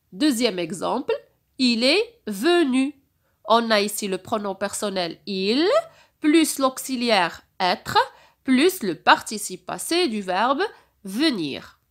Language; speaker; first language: French; non-native, local second language; Arabic